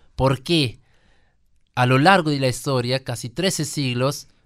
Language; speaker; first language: Spanish; non-native, fluent; German